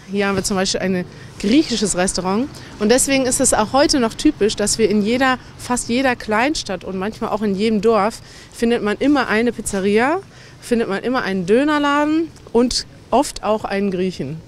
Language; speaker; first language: German; native; German